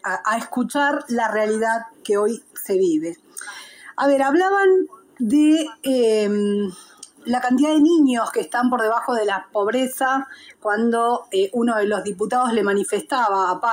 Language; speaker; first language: Spanish; native; Spanish